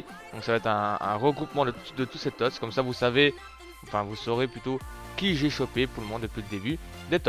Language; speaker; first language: French; native; French